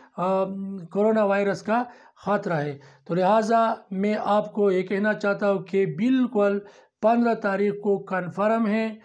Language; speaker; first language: Urdu; non-native, local second language; Pashto